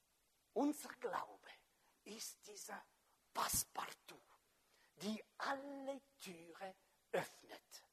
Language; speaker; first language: German; non-native, fluent; French